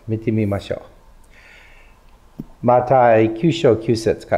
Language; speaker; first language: Japanese; non-native, fluent; English